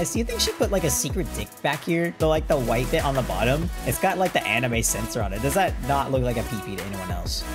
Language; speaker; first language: English; native; English